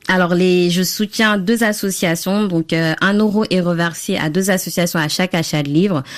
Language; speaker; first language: French; non-native, local second language; Wolof